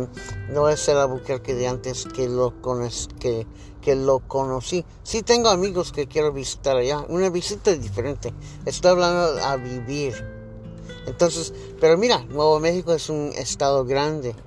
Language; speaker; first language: Spanish; early bilingual, heritage; English